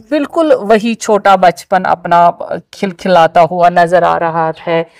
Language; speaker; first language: Hindi; non-native, local second language; Kashmiri